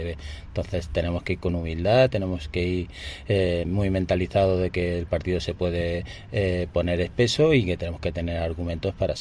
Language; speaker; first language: Spanish; native; Spanish